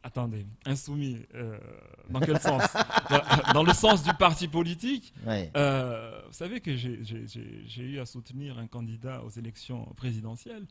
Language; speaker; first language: French; non-native, local second language; Comorian